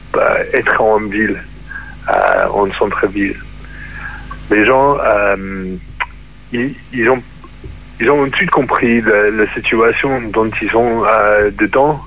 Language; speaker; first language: French; non-native, fluent; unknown